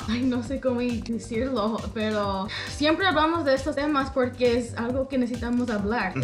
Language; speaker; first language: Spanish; early bilingual, heritage; English